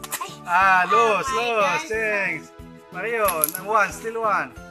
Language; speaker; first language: English; non-native, learner; Indonesian